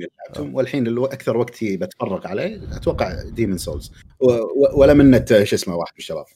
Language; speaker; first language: Arabic; native; Arabic